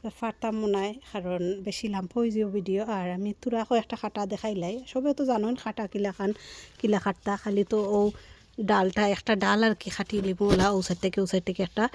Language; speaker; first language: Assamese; native; Assamese